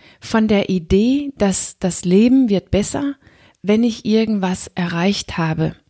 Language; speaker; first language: German; non-native, fluent; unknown